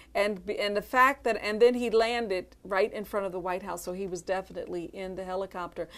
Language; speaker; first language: English; native; English